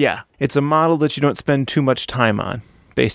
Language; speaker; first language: English; native; English